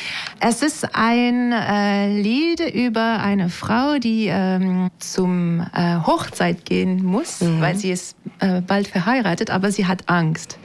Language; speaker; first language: German; non-native, fluent; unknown